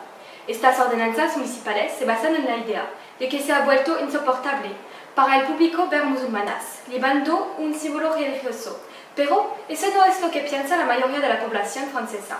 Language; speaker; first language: Spanish; non-native, learner; French